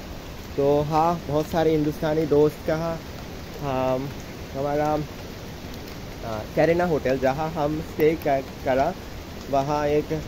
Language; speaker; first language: Hindi; non-native, learner; Bangla